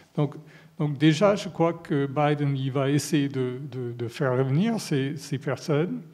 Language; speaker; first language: French; non-native, fluent; English